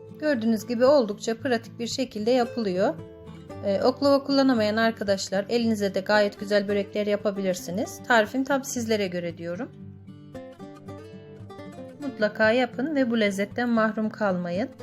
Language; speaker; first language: Turkish; native; Turkish